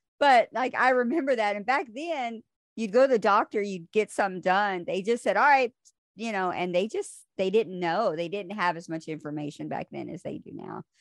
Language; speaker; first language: English; native; English